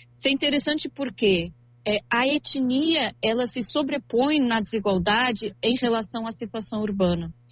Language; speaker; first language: Portuguese; native; Portuguese